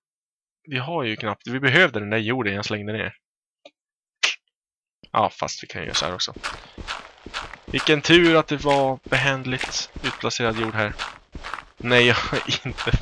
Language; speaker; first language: Swedish; native; Swedish